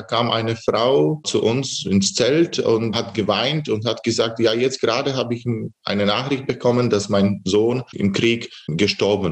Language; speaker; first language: German; non-native, fluent; Slovak